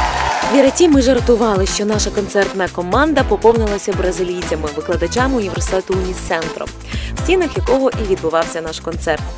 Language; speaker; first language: Ukrainian; native; Ukrainian